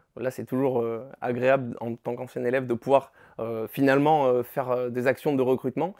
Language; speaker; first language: French; native; French